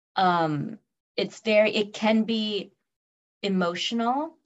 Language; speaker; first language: English; early bilingual, other home language; Spanish